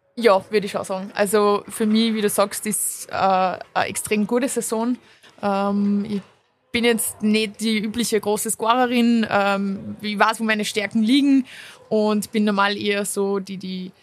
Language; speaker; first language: German; native; German